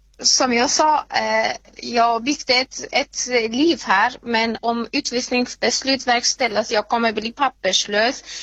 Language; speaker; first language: Swedish; non-native, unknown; Persian